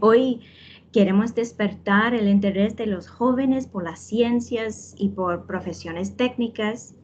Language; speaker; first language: Spanish; early bilingual, heritage; Spanish